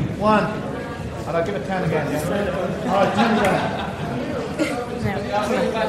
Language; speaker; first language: English; native; English